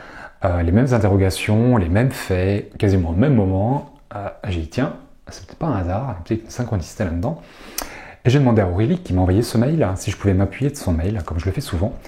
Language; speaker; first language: French; native; French